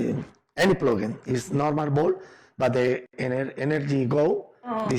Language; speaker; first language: English; non-native, learner; Spanish